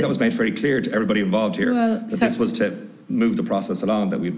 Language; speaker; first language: English; native; English